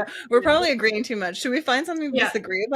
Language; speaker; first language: English; native; English